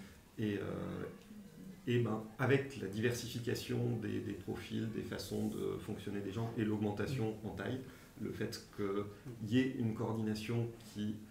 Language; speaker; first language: French; native; French